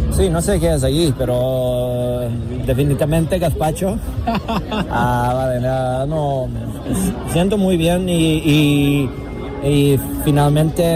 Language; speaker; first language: Spanish; non-native, learner; Serbian